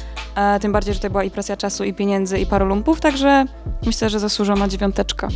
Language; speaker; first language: Polish; native; Polish